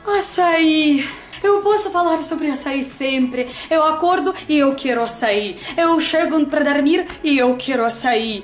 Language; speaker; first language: Portuguese; non-native, learner; Russian